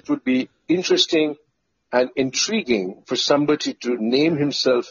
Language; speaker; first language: English; non-native, local second language; Bangla